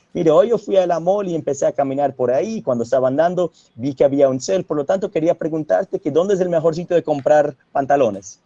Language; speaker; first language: Spanish; early bilingual, heritage; Spanish